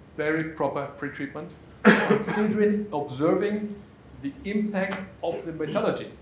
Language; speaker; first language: English; non-native, fluent; German